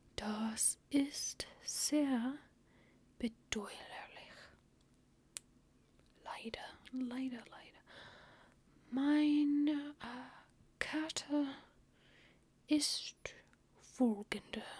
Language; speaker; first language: German; non-native, learner; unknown